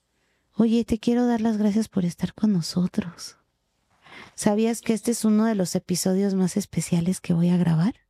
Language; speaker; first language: Spanish; native; Spanish